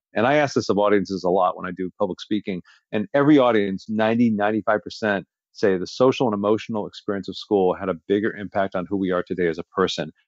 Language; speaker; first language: English; native; English